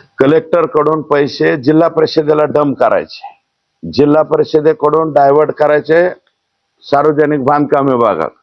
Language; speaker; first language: Marathi; native; Marathi